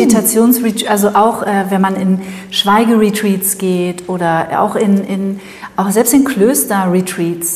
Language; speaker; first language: German; native; German